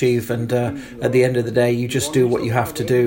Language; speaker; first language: English; non-native, fluent; German